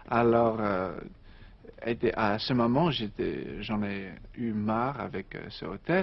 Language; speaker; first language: French; non-native, learner; English